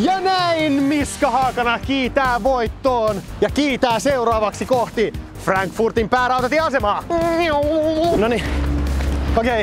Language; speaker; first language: Finnish; native; Finnish